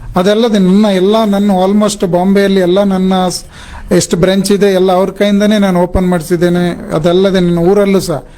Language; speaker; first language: Kannada; non-native, local second language; Tulu